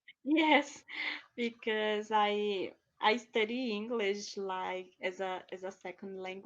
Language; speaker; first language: English; non-native, learner; Portuguese